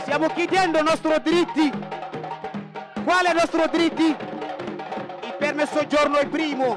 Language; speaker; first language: Italian; non-native, learner; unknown